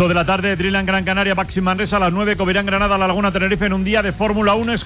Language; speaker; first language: Spanish; native; Spanish